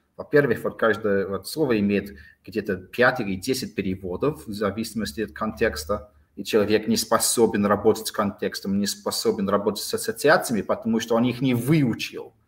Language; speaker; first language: Russian; non-native, fluent; English